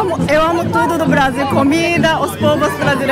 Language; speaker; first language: Portuguese; non-native, learner; Japanese